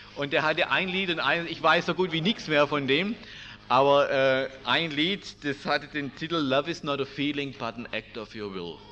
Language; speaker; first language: German; native; German